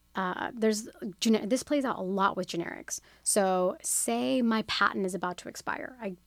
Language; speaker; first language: English; native; English